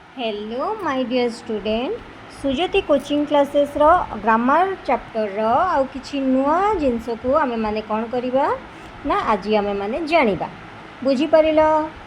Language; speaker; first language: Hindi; non-native, local second language; Odia